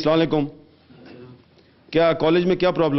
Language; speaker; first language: Urdu; native; Urdu